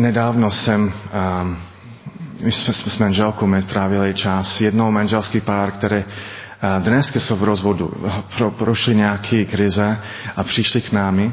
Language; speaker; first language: Czech; non-native, learner; English